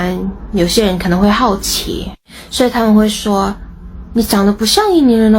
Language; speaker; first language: Chinese; non-native, fluent; Indonesian